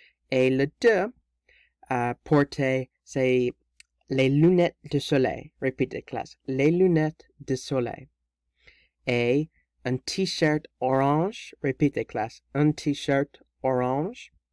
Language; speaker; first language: French; non-native, learner; English